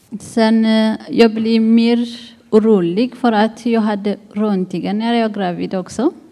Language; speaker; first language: Swedish; non-native, learner; Tigrinya